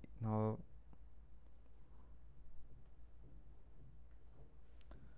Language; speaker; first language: English; non-native, local second language; Marathi